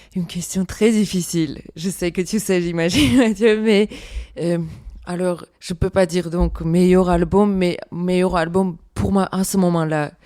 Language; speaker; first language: French; non-native, fluent; Armenian